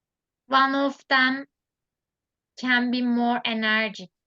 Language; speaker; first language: English; non-native, learner; Turkish